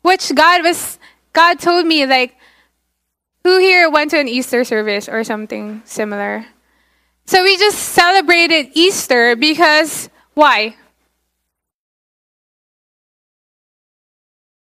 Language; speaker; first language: English; non-native, local second language; Filipino